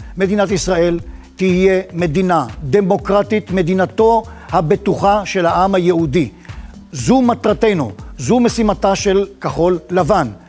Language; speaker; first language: Hebrew; native; Hebrew